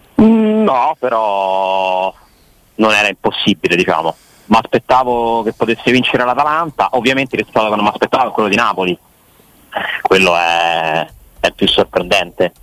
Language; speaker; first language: Italian; native; Italian